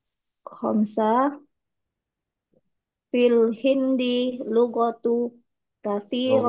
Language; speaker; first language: Arabic; non-native, learner; Indonesian